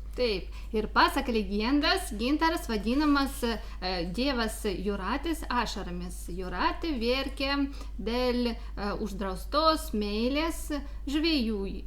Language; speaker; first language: Lithuanian; non-native, learner; Ukrainian